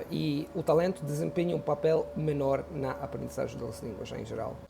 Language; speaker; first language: Portuguese; non-native, fluent; Italian